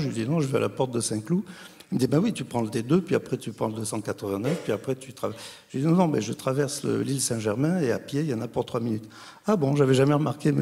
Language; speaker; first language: French; native; French